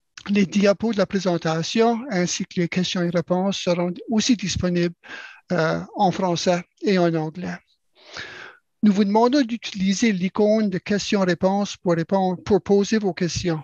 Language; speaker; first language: French; native; French